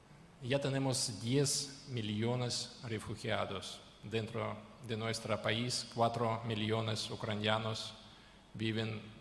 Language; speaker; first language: Spanish; non-native, fluent; Ukrainian